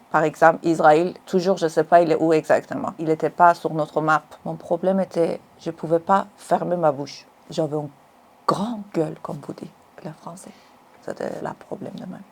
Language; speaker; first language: French; non-native, learner; Persian